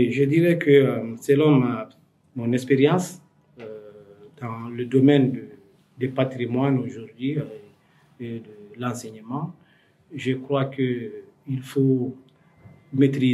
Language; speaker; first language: French; non-native, local second language; Fula